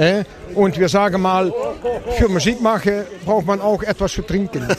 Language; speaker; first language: German; non-native, learner; Dutch